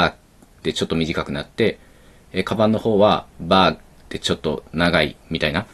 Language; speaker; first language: Japanese; native; Japanese